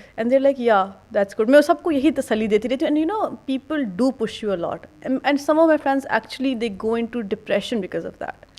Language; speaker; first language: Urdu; native; Urdu